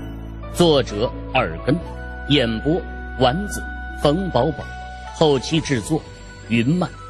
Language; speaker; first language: Chinese; native; Chinese